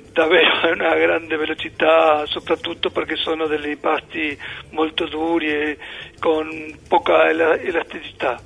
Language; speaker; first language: Italian; non-native, learner; Spanish